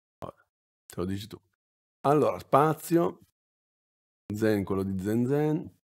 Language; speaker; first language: Italian; native; Italian